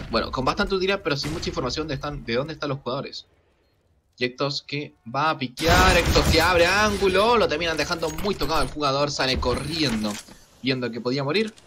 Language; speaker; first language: Spanish; native; Spanish